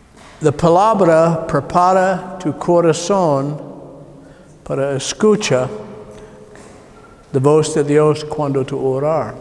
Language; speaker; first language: Spanish; non-native, learner; English